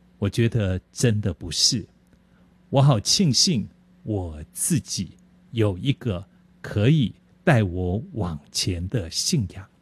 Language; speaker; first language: Chinese; native; Chinese